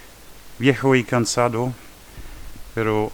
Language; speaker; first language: Spanish; non-native, learner; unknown